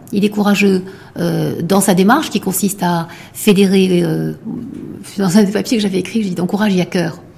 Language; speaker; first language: French; non-native, local second language; Arabic